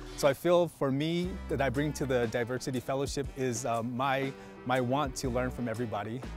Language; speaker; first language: English; native; English